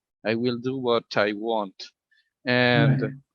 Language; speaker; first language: English; non-native, fluent; Spanish